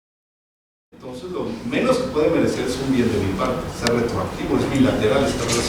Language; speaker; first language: Spanish; native; Spanish